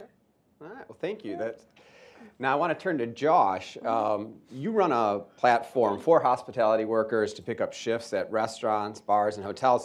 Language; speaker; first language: English; native; English